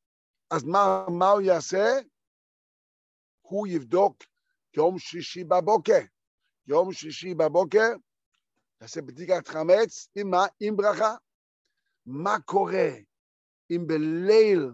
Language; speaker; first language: Hebrew; non-native, fluent; Yiddish